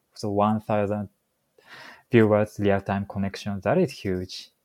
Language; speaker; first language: English; non-native, fluent; Japanese